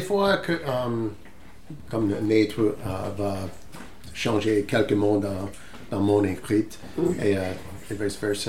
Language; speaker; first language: French; non-native, learner; English